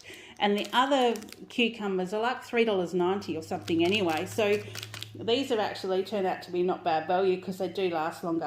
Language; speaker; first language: English; native; English